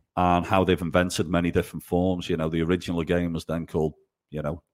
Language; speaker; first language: English; native; English